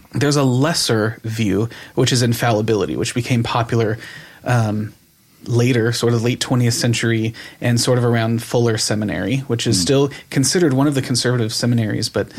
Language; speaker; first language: English; native; English